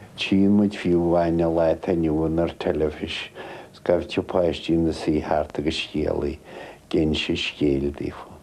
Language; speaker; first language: Irish; native; Irish